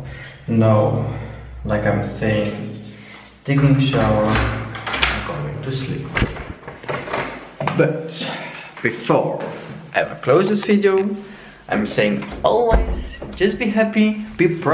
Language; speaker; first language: English; non-native, fluent; Dutch